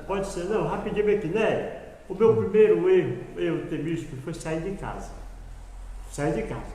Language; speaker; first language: Portuguese; native; Portuguese